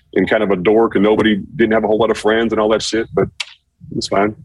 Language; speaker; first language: English; native; English